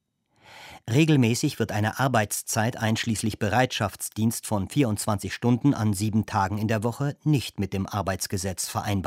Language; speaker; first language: German; native; German